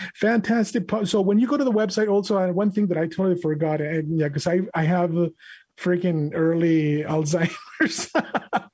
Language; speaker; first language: English; non-native, fluent; Spanish